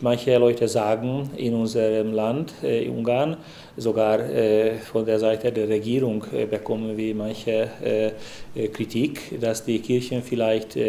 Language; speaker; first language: German; non-native, fluent; Hungarian